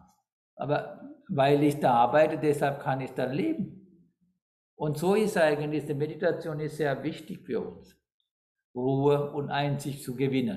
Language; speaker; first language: German; non-native, fluent; Sinhala